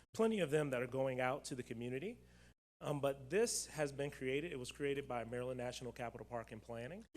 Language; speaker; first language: English; native; English